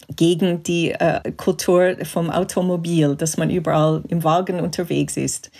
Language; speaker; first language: German; non-native, fluent; English